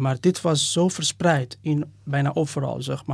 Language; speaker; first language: Dutch; non-native, fluent; Persian